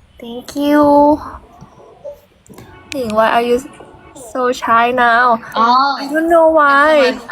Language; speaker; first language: English; non-native, learner; Thai